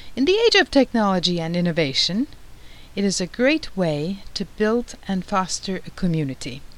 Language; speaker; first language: English; non-native, fluent; Turkish